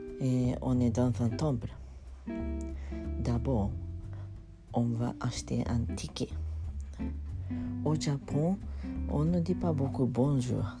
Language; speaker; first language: French; non-native, fluent; Japanese